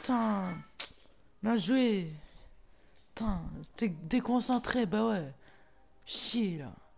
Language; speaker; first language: French; native; French